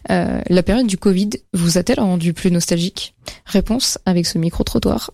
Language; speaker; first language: French; native; French